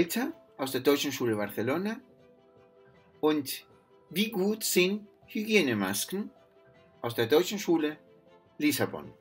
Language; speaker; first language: German; non-native, fluent; Spanish